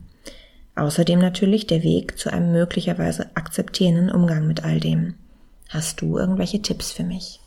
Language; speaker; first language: German; native; German